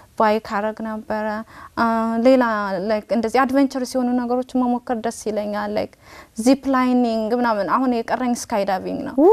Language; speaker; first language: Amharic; native; Amharic